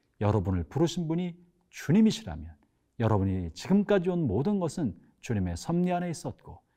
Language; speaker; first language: Korean; native; Korean